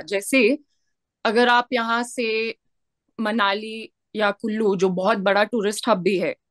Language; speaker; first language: Hindi; native; Hindi